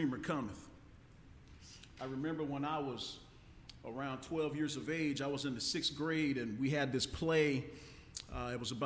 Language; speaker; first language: English; native; English